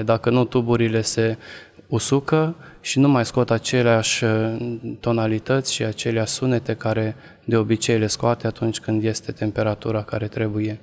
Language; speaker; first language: Romanian; non-native, local second language; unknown